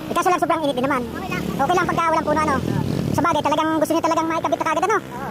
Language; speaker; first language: Filipino; non-native, local second language; Bikol